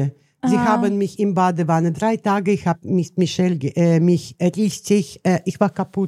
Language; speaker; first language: German; non-native, learner; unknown